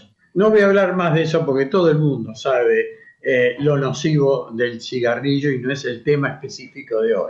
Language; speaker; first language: Spanish; native; Spanish